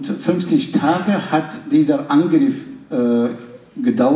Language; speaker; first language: German; non-native, fluent; Kurdish